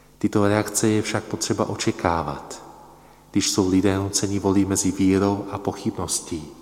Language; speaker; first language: Czech; non-native, fluent; Polish